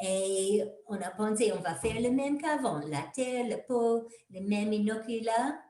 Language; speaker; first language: French; non-native, fluent; English